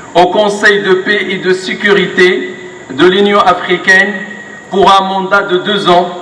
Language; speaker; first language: French; non-native, local second language; Arabic